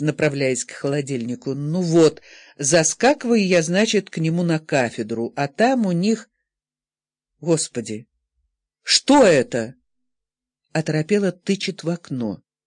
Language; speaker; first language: Russian; native; Russian